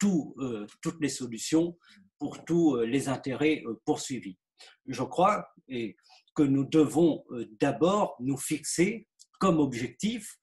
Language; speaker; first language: French; native; French